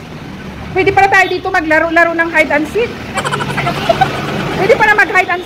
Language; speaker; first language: Filipino; native; Filipino